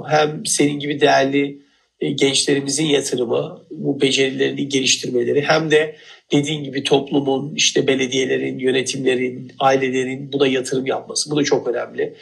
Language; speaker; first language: Turkish; native; Turkish